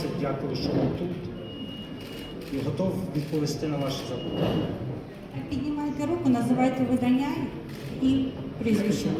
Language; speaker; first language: Ukrainian; native; Ukrainian